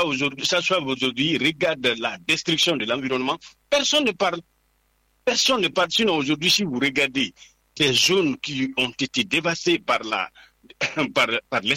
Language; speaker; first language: French; non-native, local second language; Fula